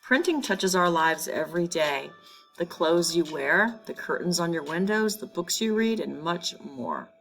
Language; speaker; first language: English; native; English